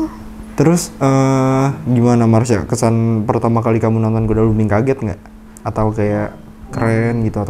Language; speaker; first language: Indonesian; native; Indonesian